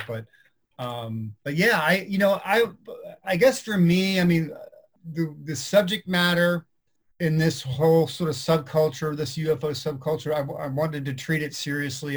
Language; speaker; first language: English; native; English